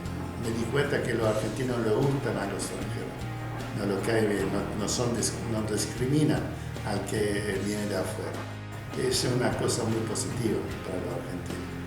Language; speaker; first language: Spanish; non-native, fluent; Arabic